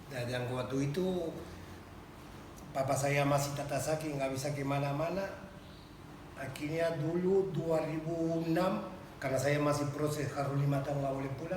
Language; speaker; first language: Indonesian; non-native, fluent; Spanish